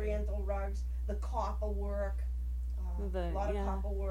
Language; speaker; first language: English; early bilingual, other home language; Armenian